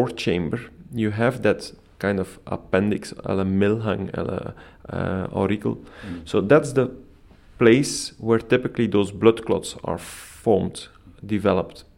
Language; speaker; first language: English; non-native, fluent; Dutch